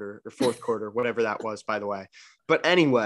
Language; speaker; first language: English; native; English